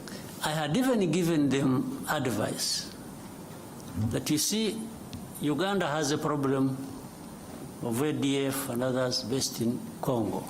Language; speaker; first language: English; non-native, local second language; Kinyarwanda